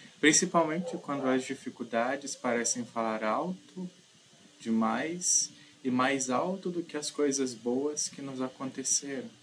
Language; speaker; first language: Portuguese; native; Portuguese